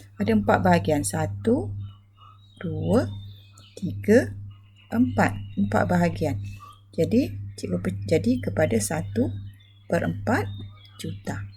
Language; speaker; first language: Malay; native; Malay